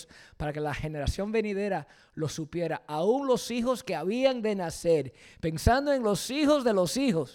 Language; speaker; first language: Spanish; early bilingual, heritage; Spanish